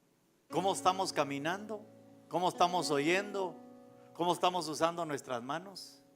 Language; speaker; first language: Spanish; native; Spanish